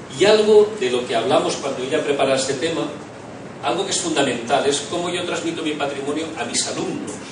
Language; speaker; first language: Spanish; non-native, local second language; Catalan